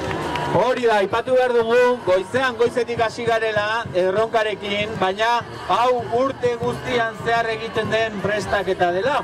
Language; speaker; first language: Basque; native; Basque